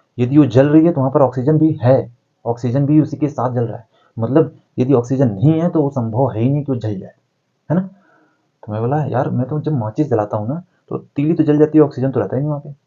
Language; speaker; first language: Hindi; native; Hindi